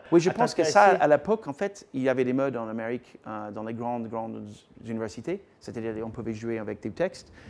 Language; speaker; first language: French; non-native, fluent; English